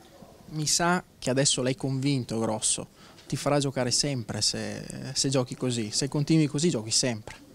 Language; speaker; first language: Italian; native; Italian